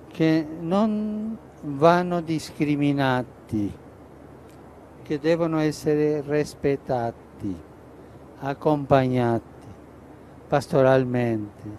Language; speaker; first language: Italian; non-native, fluent; Spanish